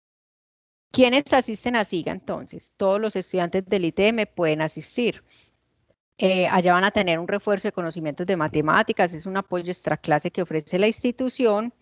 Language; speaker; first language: Spanish; native; Spanish